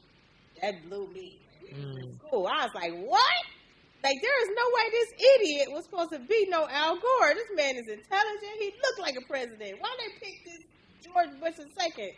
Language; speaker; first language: English; native; English